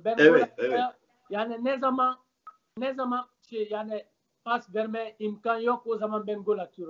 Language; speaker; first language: Turkish; non-native, learner; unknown